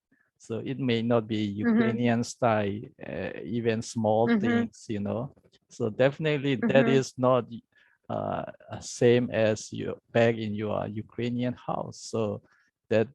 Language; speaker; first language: English; non-native, learner; Burmese